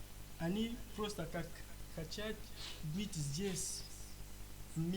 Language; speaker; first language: Russian; non-native, learner; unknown